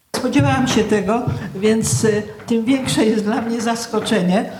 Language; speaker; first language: Polish; native; Polish